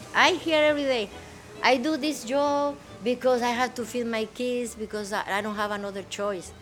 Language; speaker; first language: English; non-native, learner; Spanish